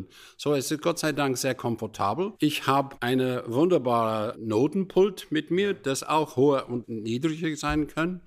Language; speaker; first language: German; non-native, fluent; English